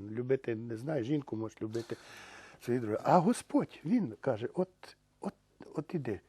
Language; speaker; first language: Ukrainian; native; Ukrainian